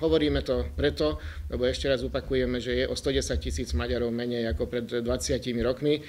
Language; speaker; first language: Slovak; non-native, local second language; Hungarian